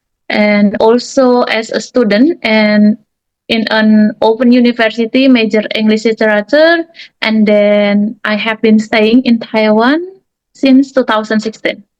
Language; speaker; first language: English; non-native, learner; Indonesian